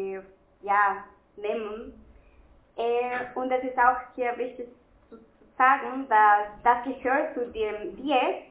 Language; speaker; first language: German; non-native, fluent; Spanish